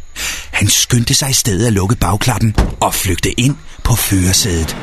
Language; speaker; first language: Danish; native; Danish